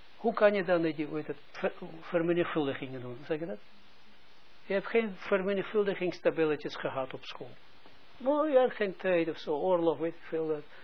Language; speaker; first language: Dutch; non-native, fluent; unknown